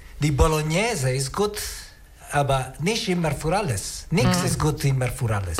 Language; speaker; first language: German; non-native, learner; Italian